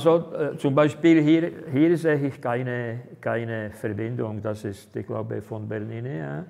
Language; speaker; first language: German; non-native, fluent; Czech